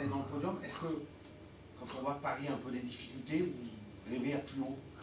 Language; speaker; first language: French; native; French